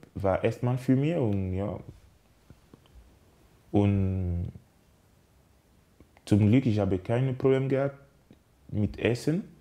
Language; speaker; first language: German; non-native, learner; French